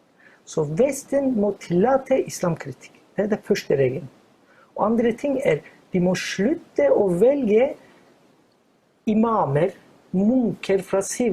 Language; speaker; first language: Norwegian; non-native, fluent; Turkish